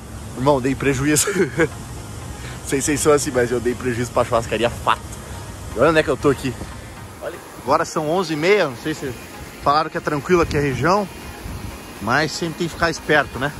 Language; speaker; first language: Portuguese; native; Portuguese